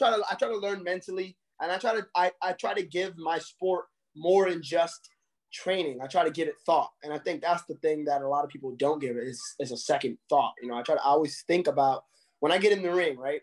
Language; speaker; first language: English; native; English